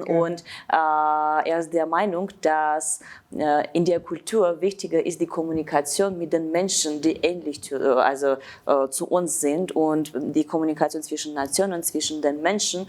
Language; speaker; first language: German; non-native, fluent; Armenian